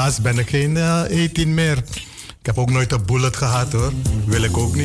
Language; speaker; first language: Dutch; native; Dutch